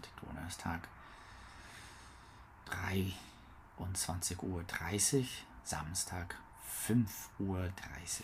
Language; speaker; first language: German; non-native, learner; English